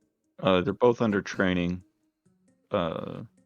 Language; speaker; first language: English; native; English